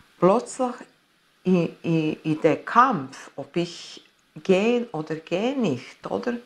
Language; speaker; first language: German; non-native, fluent; Italian